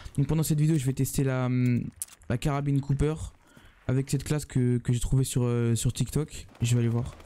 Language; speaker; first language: French; native; French